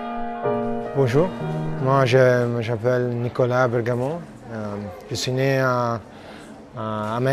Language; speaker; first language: French; non-native, learner; Italian